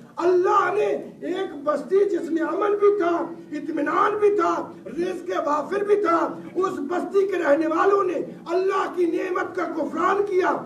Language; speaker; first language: Urdu; non-native, local second language; Punjabi